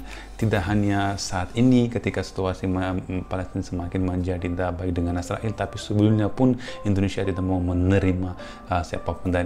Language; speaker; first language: Indonesian; non-native, fluent; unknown